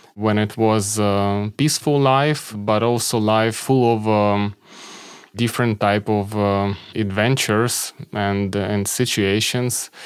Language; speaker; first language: English; non-native, fluent; Ukrainian